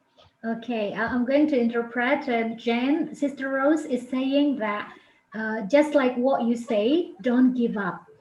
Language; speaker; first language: English; non-native, fluent; Indonesian